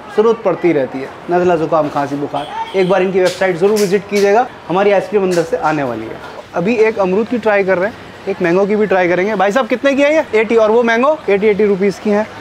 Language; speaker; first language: Hindi; native; Hindi